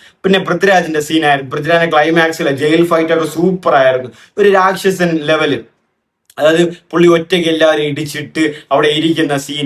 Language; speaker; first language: Malayalam; native; Malayalam